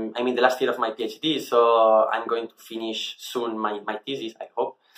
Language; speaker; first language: English; non-native, fluent; Italian